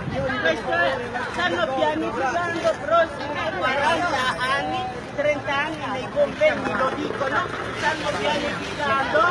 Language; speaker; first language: Italian; non-native, fluent; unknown